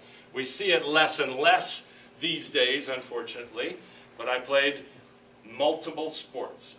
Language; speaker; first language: English; native; English